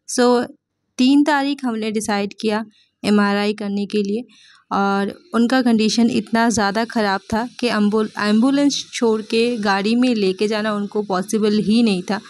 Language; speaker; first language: Hindi; non-native, local second language; Bangla